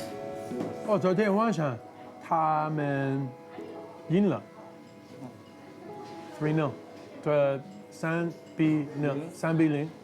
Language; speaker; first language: Chinese; non-native, learner; English